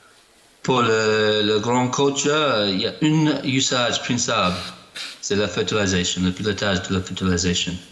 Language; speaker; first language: French; non-native, learner; English